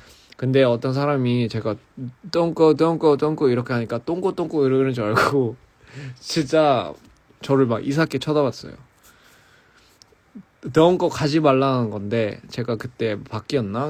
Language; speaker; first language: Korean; early bilingual, heritage; English